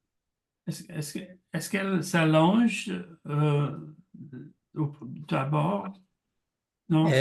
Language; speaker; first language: French; non-native, learner; English